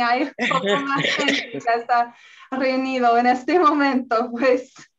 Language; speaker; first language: Spanish; non-native, learner; English